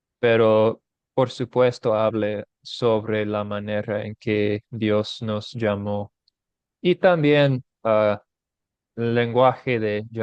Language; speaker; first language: Spanish; non-native, fluent; English